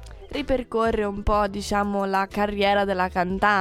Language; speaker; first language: Italian; native; Italian